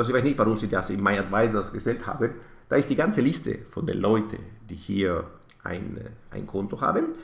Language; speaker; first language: German; non-native, fluent; Italian